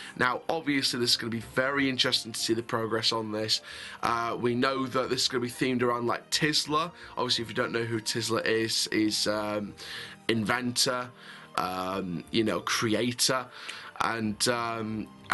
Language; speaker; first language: English; native; English